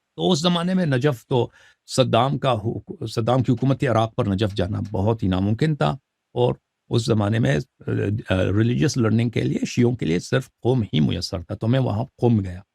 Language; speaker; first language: Urdu; early bilingual, heritage; Urdu